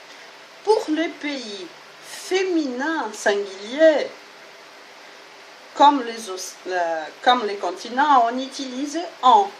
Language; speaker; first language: French; non-native, fluent; Portuguese